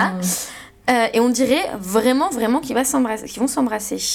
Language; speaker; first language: French; native; French